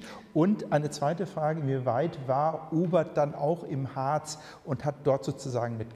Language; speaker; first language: German; native; German